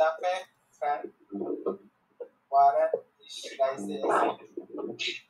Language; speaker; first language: German; non-native, learner; Bangla